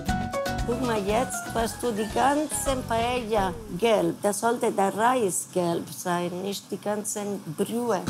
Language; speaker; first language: German; non-native, learner; Spanish